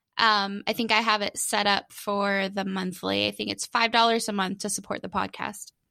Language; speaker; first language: English; native; English